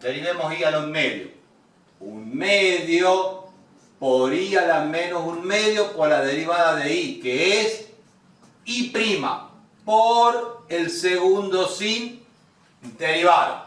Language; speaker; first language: Spanish; native; Spanish